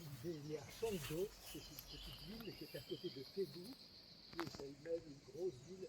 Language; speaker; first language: French; native; French